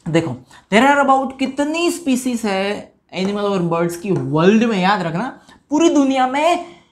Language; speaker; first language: Hindi; non-native, local second language; Gujarati